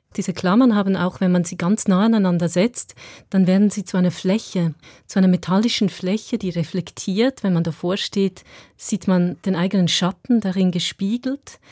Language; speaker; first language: German; native; German